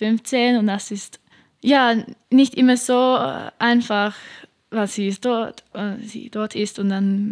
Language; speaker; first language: German; non-native, learner; English